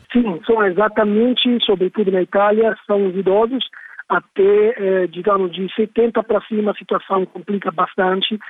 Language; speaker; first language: Portuguese; non-native, fluent; Italian